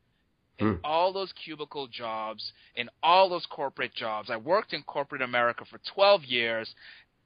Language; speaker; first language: English; non-native, local second language; Yoruba